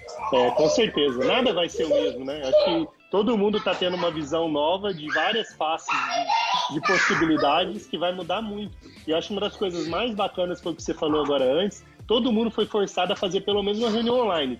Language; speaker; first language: Portuguese; native; Portuguese